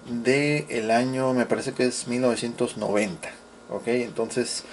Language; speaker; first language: Spanish; native; Spanish